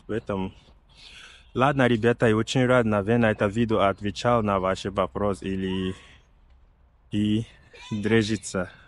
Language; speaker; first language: Russian; non-native, learner; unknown